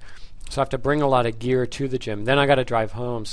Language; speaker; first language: English; native; English